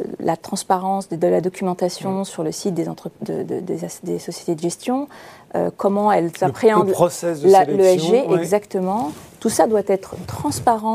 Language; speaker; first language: French; native; French